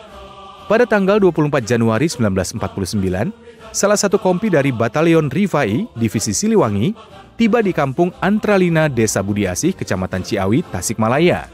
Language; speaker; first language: Indonesian; native; Indonesian